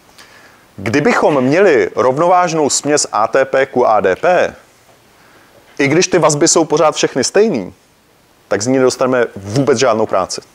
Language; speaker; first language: Czech; native; Czech